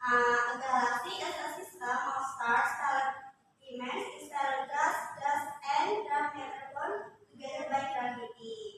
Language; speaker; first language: English; non-native, learner; Indonesian